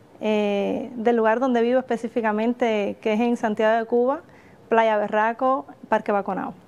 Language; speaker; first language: Spanish; native; Spanish